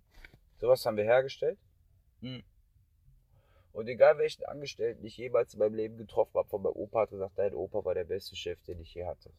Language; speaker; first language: German; native; German